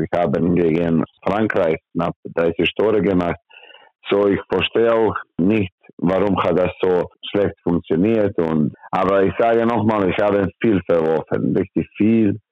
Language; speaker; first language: German; non-native, learner; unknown